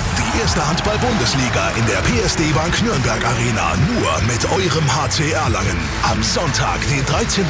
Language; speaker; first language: German; native; German